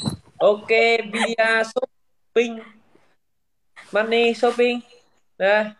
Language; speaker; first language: English; non-native, learner; Vietnamese